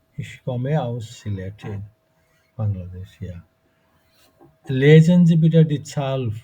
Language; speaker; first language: German; non-native, fluent; Bangla